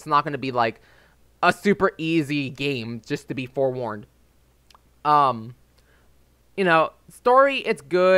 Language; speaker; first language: English; native; English